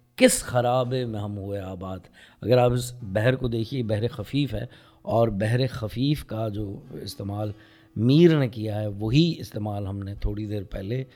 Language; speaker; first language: Urdu; non-native, local second language; Pahari-Potwari